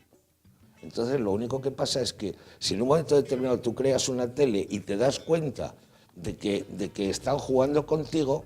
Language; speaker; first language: Spanish; native; Spanish